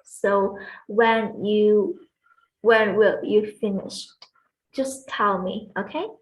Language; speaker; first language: English; non-native, fluent; Vietnamese